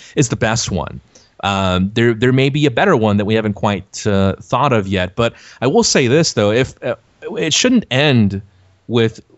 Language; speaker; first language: English; native; English